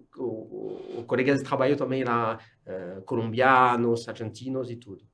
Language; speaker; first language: Portuguese; non-native, fluent; French